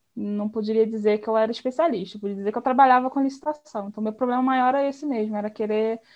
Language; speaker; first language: Portuguese; native; Portuguese